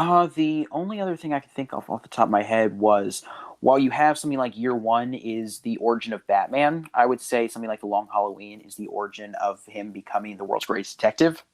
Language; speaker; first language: English; native; English